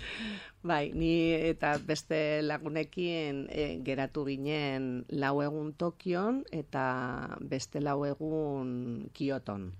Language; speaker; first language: Basque; non-native, local second language; Spanish